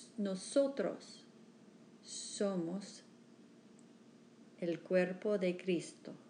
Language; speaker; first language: Spanish; non-native, learner; English